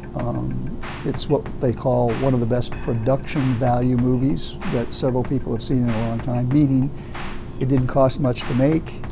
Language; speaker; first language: English; native; English